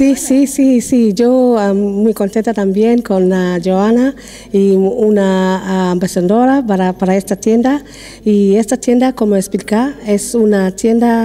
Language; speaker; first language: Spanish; non-native, learner; English